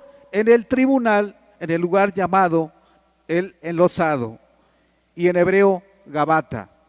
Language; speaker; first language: Spanish; native; Spanish